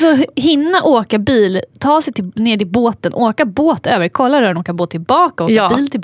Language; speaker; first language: Swedish; native; Swedish